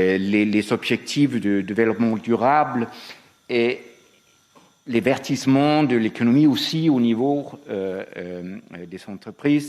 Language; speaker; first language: French; non-native, fluent; Danish